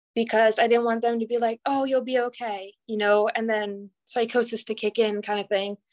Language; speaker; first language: English; native; English